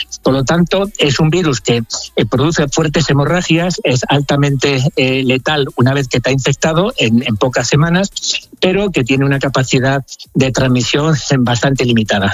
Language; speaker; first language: Spanish; native; Spanish